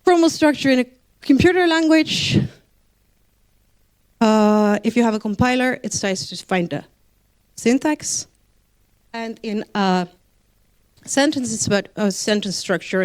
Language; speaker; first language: English; non-native, fluent; Dutch